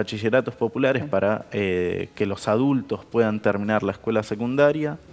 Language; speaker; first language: Spanish; native; Spanish